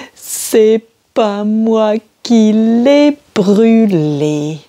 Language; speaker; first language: French; native; French